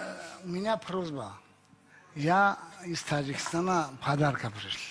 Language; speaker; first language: Russian; non-native, learner; Tajik